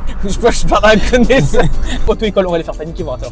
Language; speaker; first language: French; native; French